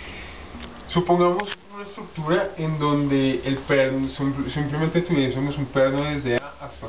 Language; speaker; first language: Spanish; native; Spanish